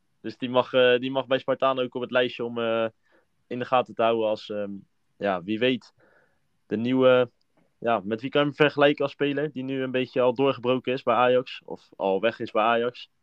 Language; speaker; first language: Dutch; native; Dutch